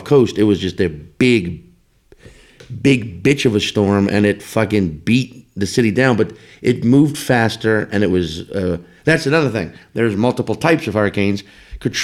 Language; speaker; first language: English; native; English